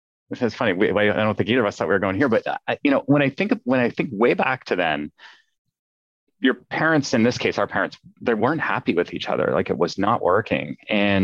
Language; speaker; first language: English; native; English